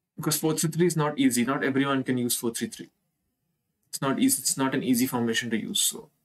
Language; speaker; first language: English; non-native, local second language; Hindi